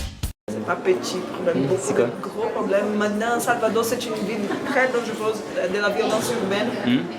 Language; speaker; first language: French; non-native, learner; Portuguese